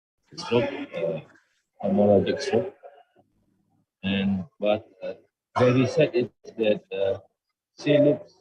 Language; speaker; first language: English; non-native, learner; Indonesian